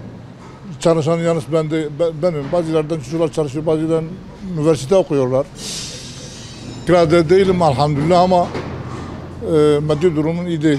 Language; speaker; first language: Turkish; non-native, local second language; Kurdish